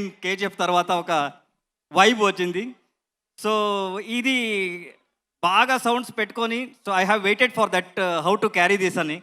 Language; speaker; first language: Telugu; non-native, learner; Kannada